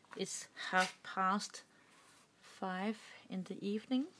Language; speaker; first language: English; non-native, learner; Danish